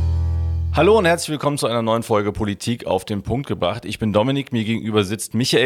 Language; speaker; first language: German; native; German